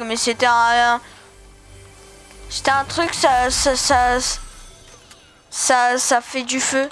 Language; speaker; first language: French; native; French